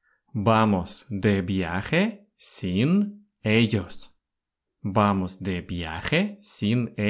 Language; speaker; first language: Spanish; non-native, fluent; Russian